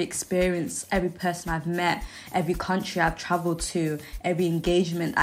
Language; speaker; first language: English; native; English